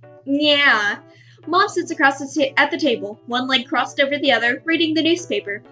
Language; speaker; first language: English; native; English